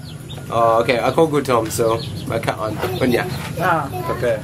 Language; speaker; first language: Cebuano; non-native, learner; English